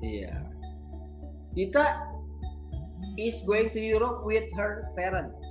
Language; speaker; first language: English; non-native, learner; Indonesian